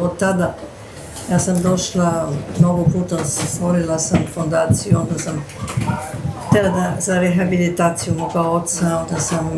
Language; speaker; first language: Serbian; early bilingual, heritage; Serbian